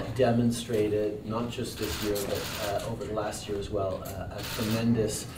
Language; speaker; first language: English; native; English